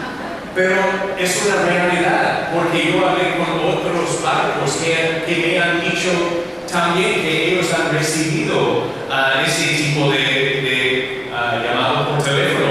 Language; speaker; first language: Spanish; non-native, learner; English